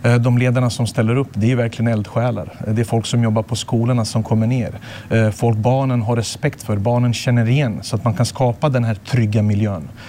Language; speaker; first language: Swedish; early bilingual, other home language; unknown